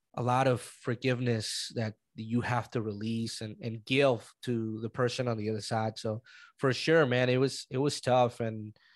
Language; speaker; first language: English; early bilingual, other home language; Spanish